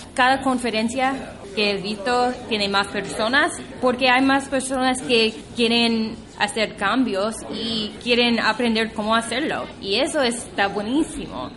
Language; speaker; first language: Spanish; non-native, fluent; English